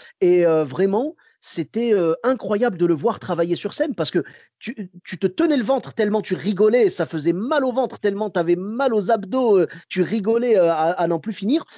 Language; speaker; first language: French; early bilingual, other home language; Arabic